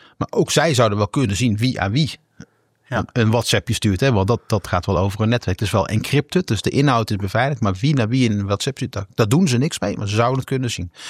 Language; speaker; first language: Dutch; native; Dutch